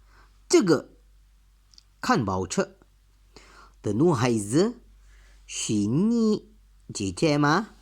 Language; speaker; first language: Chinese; non-native, learner; Malay